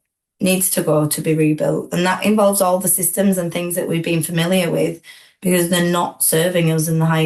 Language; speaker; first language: English; native; English